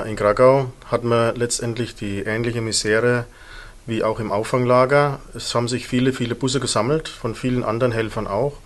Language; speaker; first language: German; native; German